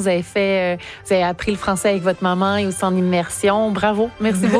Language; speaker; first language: French; native; French